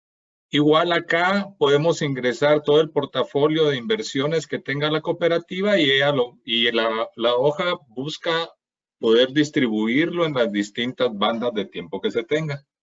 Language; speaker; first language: Spanish; native; Spanish